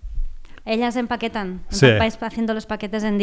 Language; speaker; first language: Spanish; non-native, local second language; Catalan